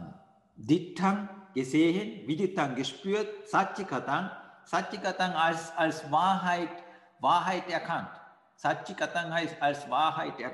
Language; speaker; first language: German; non-native, fluent; Sinhala